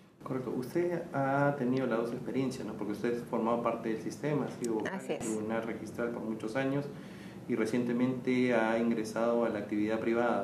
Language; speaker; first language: Spanish; native; Spanish